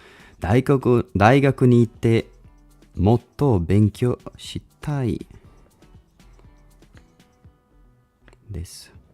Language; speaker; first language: Japanese; non-native, learner; English